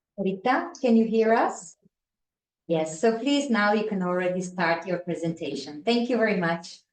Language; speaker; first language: English; non-native, fluent; Slovenian